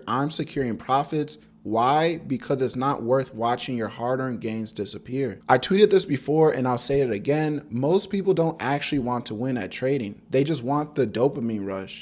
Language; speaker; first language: English; native; English